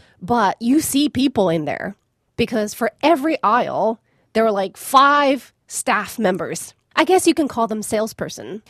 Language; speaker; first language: English; non-native, fluent; Chinese